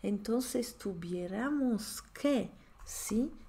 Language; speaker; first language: Spanish; non-native, fluent; Polish